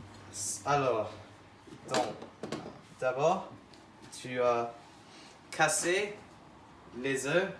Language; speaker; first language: French; non-native, learner; English